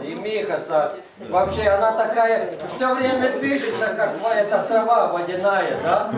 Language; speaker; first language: Russian; non-native, local second language; Latvian